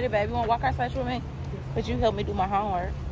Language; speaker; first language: English; native; English